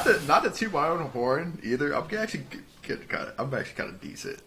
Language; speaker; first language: English; native; English